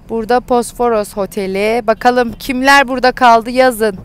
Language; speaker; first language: Turkish; native; Turkish